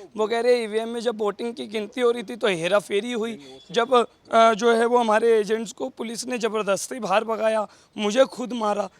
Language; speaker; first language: Hindi; native; Hindi